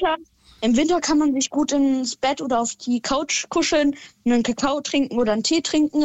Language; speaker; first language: German; native; German